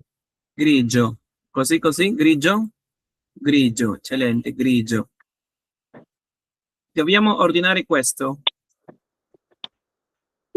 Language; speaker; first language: Italian; non-native, learner; Spanish